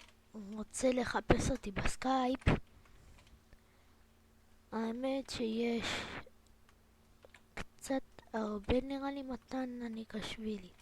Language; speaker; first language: Hebrew; native; Hebrew